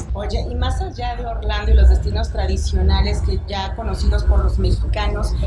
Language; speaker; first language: Spanish; native; Spanish